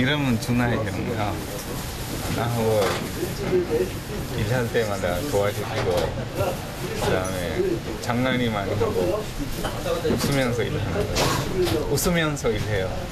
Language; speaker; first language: Korean; non-native, fluent; Sinhala